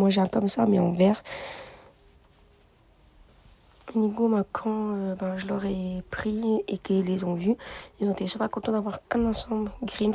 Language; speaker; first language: French; native; French